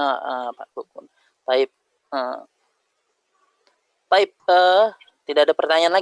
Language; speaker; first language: Indonesian; native; Indonesian